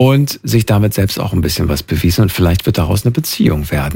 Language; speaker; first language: German; native; German